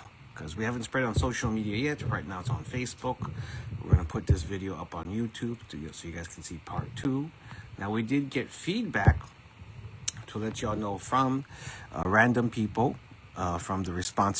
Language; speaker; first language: English; native; English